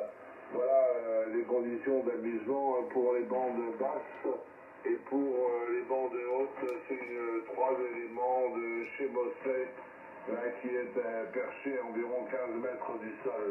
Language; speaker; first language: French; native; French